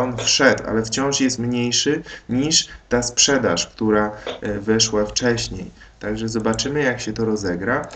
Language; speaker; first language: Polish; native; Polish